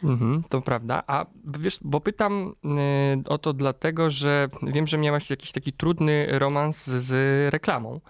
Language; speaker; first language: Polish; native; Polish